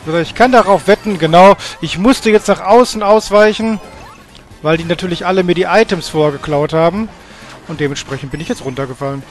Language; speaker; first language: German; native; German